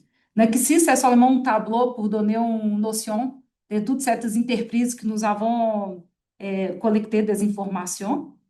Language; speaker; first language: French; non-native, fluent; Portuguese